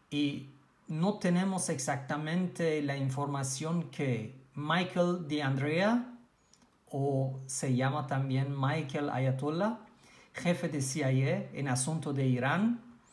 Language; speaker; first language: Spanish; non-native, learner; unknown